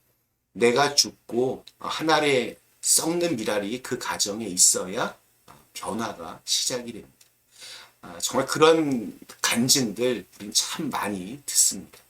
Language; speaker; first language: Korean; native; Korean